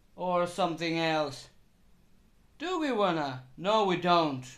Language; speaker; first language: English; non-native, learner; Finnish